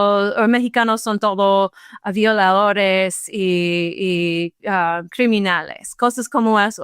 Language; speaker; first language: Spanish; non-native, fluent; English